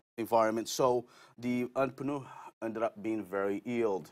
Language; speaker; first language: English; non-native, fluent; Portuguese